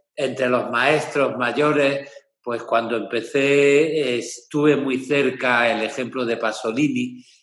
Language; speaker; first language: Spanish; native; Spanish